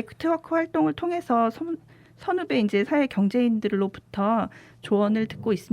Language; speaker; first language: Korean; native; Korean